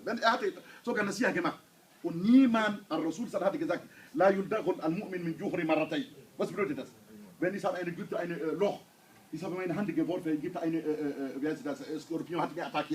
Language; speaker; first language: German; non-native, learner; Hausa